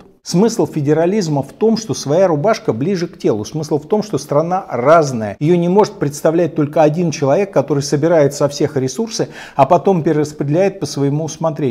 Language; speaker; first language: Russian; native; Russian